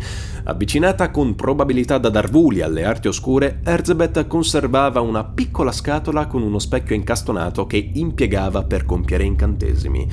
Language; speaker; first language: Italian; native; Italian